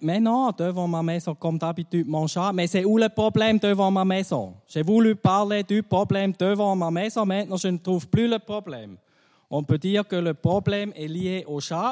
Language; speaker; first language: French; non-native, fluent; German